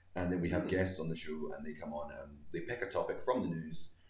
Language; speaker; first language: English; native; English